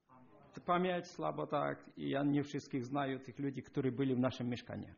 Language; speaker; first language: Polish; non-native, learner; Ukrainian